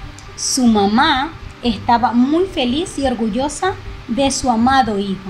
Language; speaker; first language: Spanish; native; Spanish